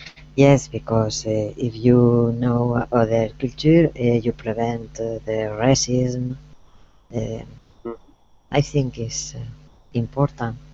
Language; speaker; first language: English; non-native, learner; Spanish